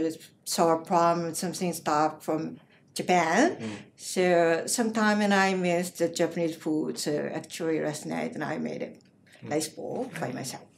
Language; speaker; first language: English; non-native, learner; Japanese